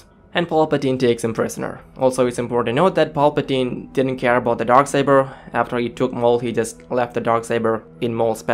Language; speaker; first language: English; native; English